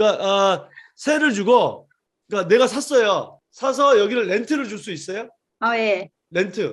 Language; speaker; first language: Korean; native; Korean